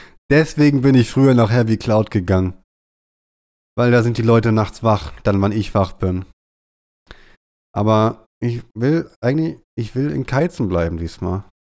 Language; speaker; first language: German; native; German